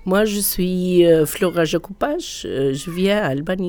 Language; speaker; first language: French; non-native, learner; Albanian